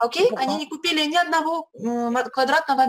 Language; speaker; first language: Russian; native; Russian